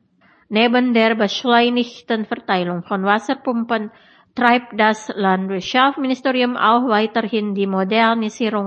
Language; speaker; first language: German; non-native, fluent; Indonesian